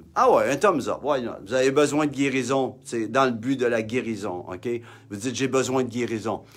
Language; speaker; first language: French; native; French